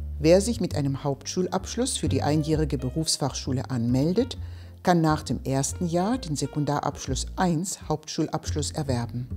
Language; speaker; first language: German; non-native, fluent; Greek